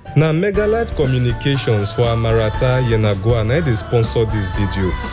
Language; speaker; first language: Nigerian Pidgin; native; Nigerian Pidgin